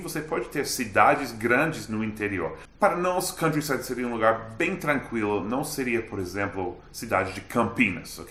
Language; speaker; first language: Portuguese; non-native, fluent; English